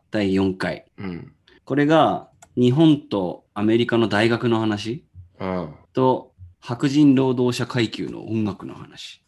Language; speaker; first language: Japanese; native; Japanese